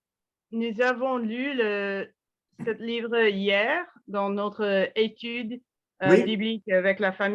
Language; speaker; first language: French; non-native, fluent; English